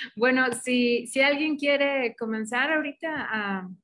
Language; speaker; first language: Spanish; native; Spanish